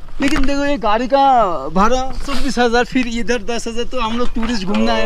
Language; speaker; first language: Hindi; non-native, learner; Bangla